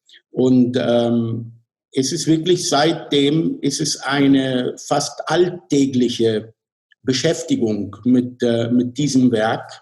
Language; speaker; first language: German; non-native, fluent; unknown